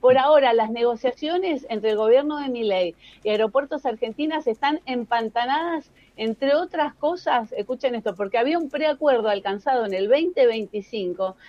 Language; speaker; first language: Spanish; native; Spanish